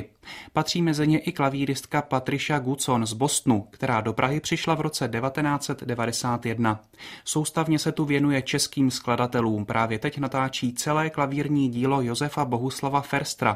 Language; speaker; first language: Czech; native; Czech